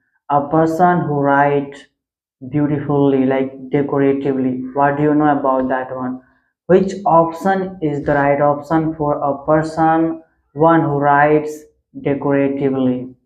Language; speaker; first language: English; non-native, local second language; Hindi